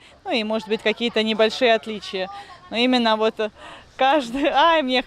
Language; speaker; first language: Russian; native; Russian